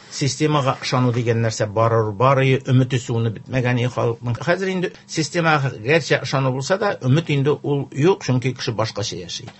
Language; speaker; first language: Tatar; native; Tatar